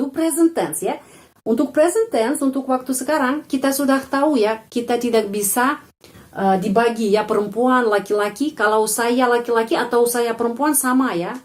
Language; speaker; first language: Indonesian; non-native, fluent; Russian